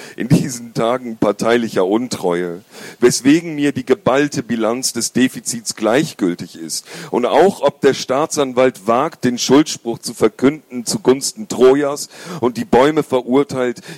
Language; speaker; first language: German; native; German